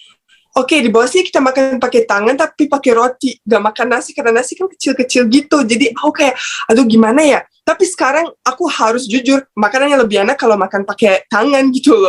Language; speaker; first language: Indonesian; non-native, fluent; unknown